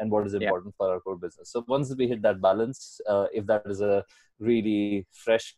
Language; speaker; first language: English; non-native, local second language; Marathi